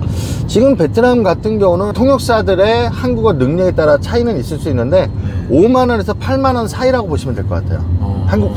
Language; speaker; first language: Korean; native; Korean